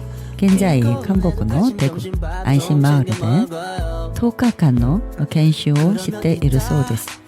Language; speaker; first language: Japanese; non-native, learner; Korean